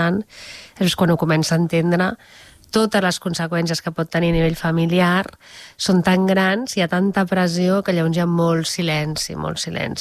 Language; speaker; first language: Catalan; native; Catalan